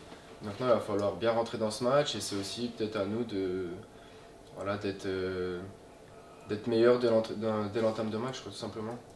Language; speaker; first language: French; native; French